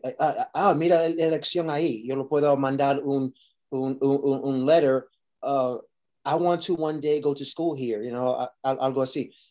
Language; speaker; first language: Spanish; early bilingual, heritage; Spanish